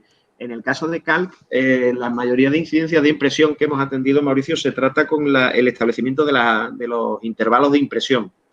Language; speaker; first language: Spanish; native; Spanish